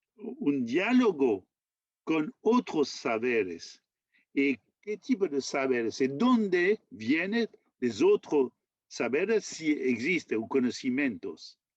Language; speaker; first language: Spanish; non-native, fluent; French